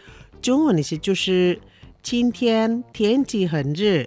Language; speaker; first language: Chinese; non-native, fluent; Indonesian